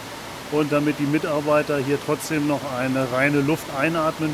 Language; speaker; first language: German; native; German